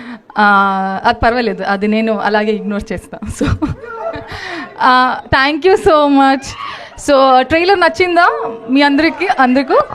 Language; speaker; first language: Telugu; non-native, fluent; Kannada